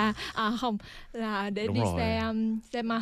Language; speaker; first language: Vietnamese; native; Vietnamese